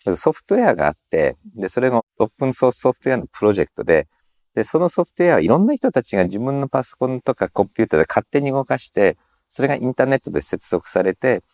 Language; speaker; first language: Japanese; early bilingual, heritage; Japanese